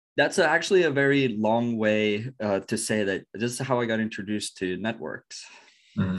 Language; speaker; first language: English; non-native, fluent; Norwegian